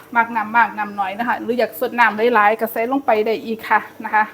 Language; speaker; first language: Thai; native; Thai